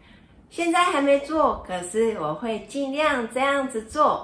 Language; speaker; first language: Chinese; non-native, fluent; Japanese